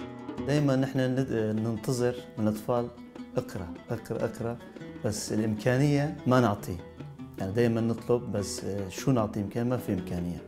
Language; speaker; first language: Arabic; non-native, local second language; Turkish